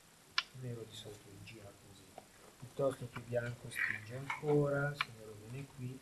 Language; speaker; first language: Italian; native; Italian